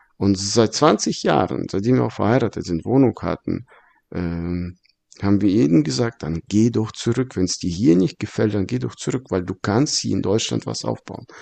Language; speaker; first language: German; early bilingual, other home language; Russian